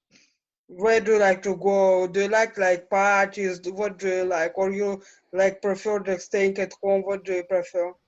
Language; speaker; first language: English; non-native, fluent; Russian